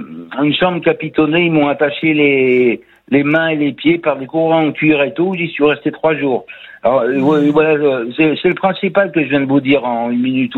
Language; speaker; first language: French; native; French